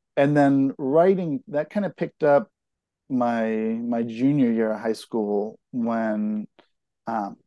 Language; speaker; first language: English; native; English